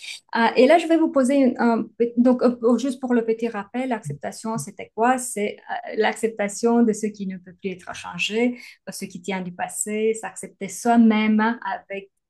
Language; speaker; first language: French; native; French